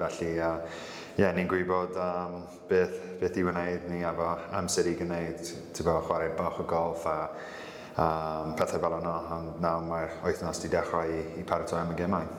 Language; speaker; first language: Welsh; non-native, local second language; English